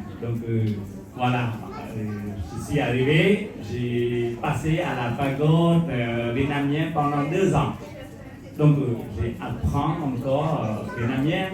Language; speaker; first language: French; non-native, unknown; Khmer